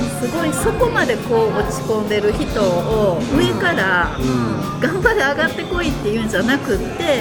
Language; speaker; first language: Japanese; native; Japanese